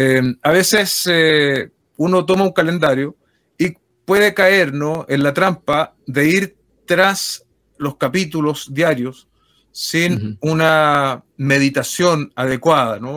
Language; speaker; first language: Spanish; native; Spanish